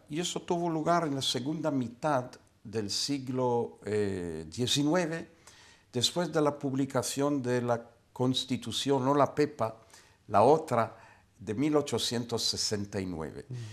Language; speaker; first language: Spanish; non-native, fluent; Hebrew